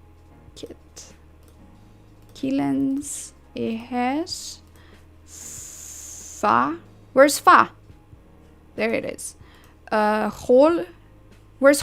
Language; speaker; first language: Hungarian; non-native, learner; English